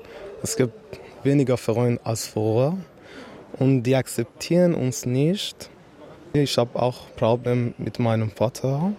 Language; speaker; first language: German; non-native, learner; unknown